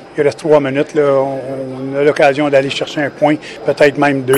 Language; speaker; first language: French; native; French